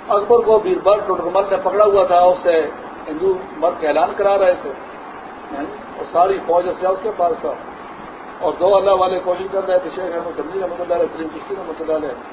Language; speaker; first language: Urdu; non-native, local second language; Pashto